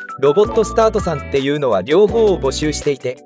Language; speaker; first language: Japanese; native; Japanese